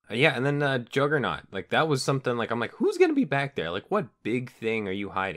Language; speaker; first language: English; native; English